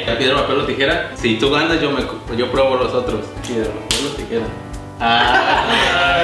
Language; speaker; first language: Spanish; native; Spanish